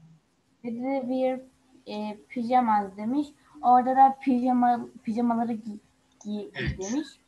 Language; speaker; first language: Turkish; native; Turkish